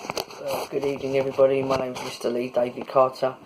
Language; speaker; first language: English; native; English